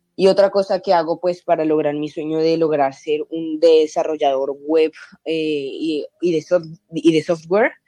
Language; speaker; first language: Spanish; native; Spanish